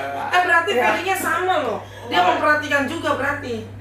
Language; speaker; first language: Indonesian; native; Indonesian